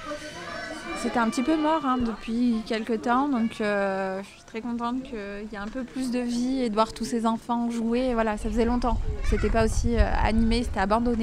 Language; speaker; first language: French; native; French